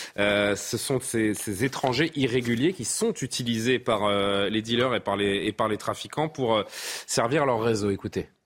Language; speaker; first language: French; native; French